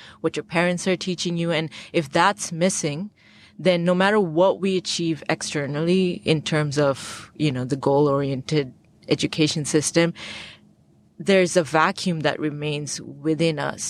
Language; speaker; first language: English; non-native, local second language; Bangla